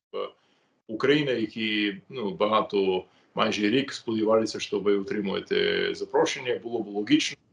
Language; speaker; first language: Ukrainian; non-native, fluent; English